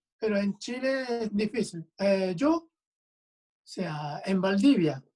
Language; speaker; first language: Spanish; non-native, learner; Japanese